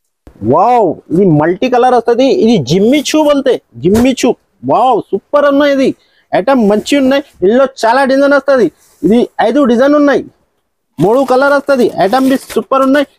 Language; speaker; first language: Telugu; non-native, local second language; Urdu